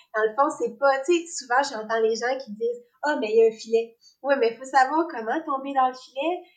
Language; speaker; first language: French; native; French